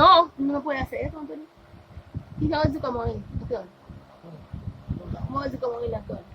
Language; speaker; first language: Spanish; non-native, fluent; Haitian Creole